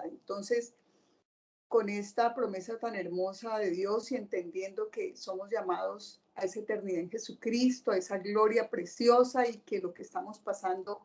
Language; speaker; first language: Spanish; native; Spanish